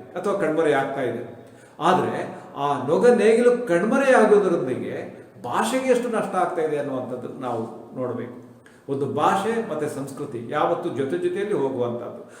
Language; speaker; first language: Kannada; non-native, local second language; Tulu